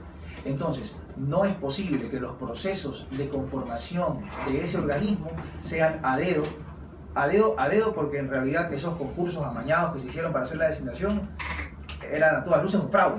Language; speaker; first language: Spanish; native; Spanish